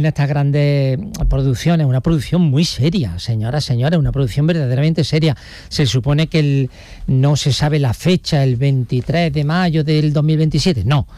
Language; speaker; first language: Spanish; native; Spanish